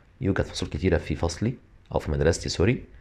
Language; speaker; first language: Arabic; native; Arabic